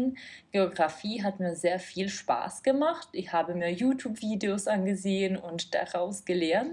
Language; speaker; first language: German; non-native, fluent; Czech